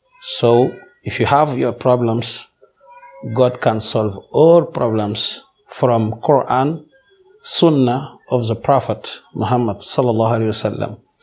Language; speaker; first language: English; non-native, learner; Wolof